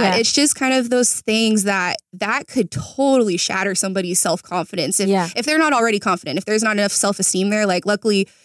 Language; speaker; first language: English; native; English